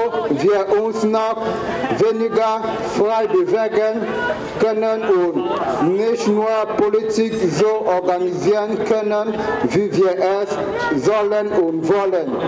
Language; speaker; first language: German; non-native, fluent; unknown